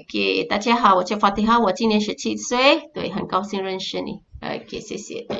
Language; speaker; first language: Chinese; non-native, local second language; Malay